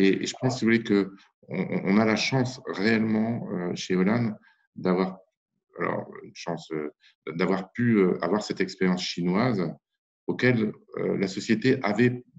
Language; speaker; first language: French; native; French